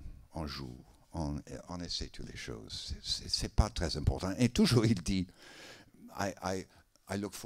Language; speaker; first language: French; non-native, learner; English